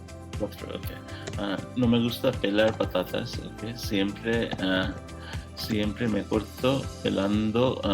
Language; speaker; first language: Spanish; non-native, learner; English